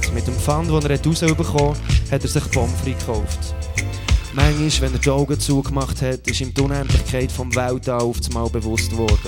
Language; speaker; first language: German; native; German